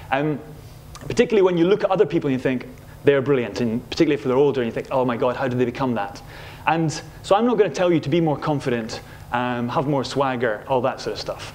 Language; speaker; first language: English; native; English